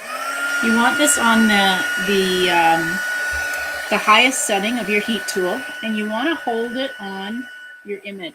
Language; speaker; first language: English; native; English